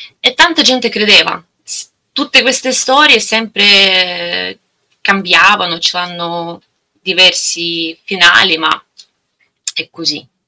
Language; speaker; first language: Italian; non-native, learner; Russian